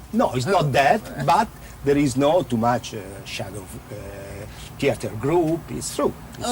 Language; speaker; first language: English; non-native, learner; Italian